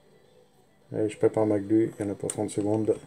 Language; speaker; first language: French; native; French